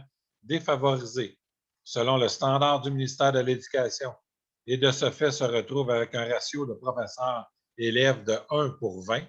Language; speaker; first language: French; native; French